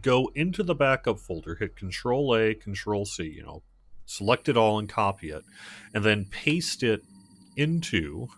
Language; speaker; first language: English; native; English